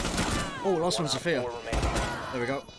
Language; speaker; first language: English; native; English